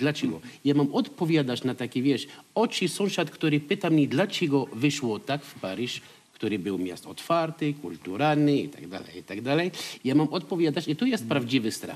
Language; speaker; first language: Polish; non-native, learner; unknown